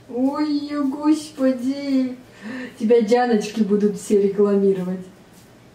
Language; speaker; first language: Russian; native; Russian